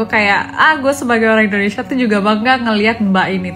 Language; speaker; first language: Indonesian; native; Indonesian